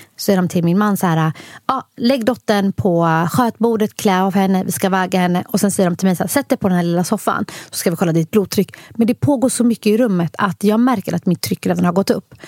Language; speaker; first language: Swedish; early bilingual, other home language; Somali